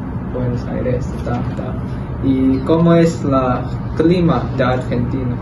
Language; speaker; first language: Spanish; non-native, learner; English